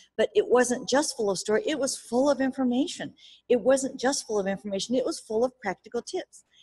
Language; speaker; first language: English; early bilingual, other home language; Japanese